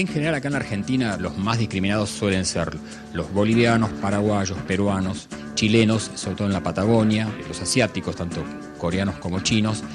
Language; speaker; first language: Spanish; native; Spanish